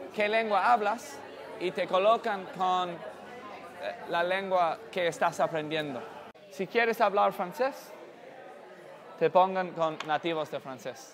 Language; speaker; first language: Spanish; non-native, fluent; English